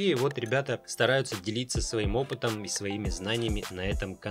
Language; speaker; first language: Russian; native; Russian